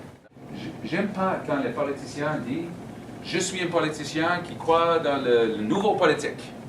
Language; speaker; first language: French; non-native, learner; English